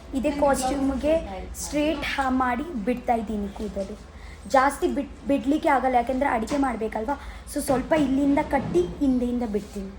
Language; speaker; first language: Kannada; non-native, local second language; Tulu